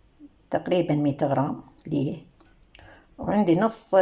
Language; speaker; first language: Arabic; native; Arabic